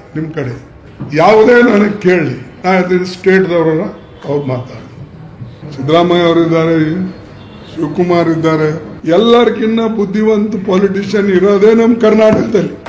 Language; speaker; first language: Kannada; native; Kannada